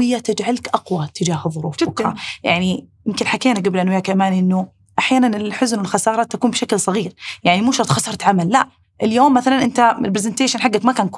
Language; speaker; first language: Arabic; native; Arabic